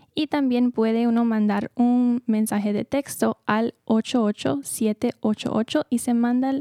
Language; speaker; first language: Spanish; early bilingual, heritage; Spanish